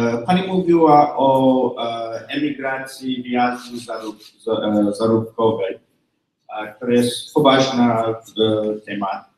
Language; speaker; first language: Polish; non-native, learner; English